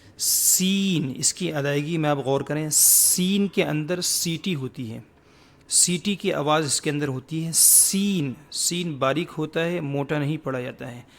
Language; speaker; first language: Urdu; native; Urdu